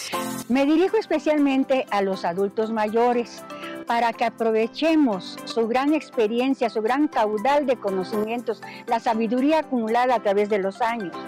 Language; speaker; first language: Spanish; native; Spanish